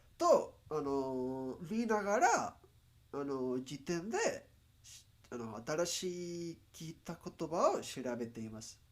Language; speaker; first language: Japanese; non-native, learner; Spanish